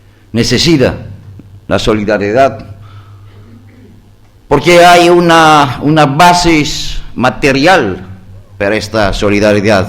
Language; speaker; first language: Spanish; non-native, learner; Greek